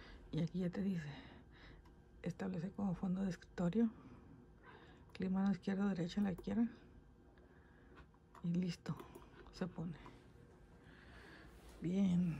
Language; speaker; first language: Spanish; native; Spanish